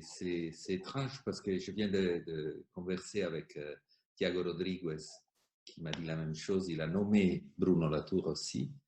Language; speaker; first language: French; non-native, fluent; Italian